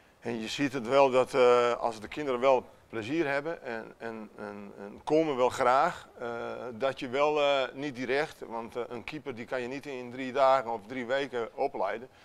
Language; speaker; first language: Dutch; non-native, fluent; Italian